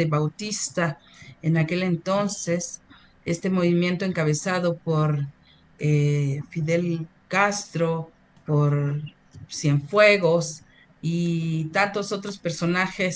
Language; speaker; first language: Spanish; native; Spanish